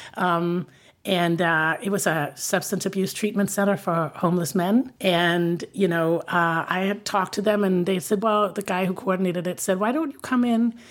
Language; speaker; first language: English; non-native, fluent; Danish